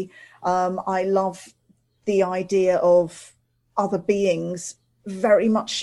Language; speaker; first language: English; native; English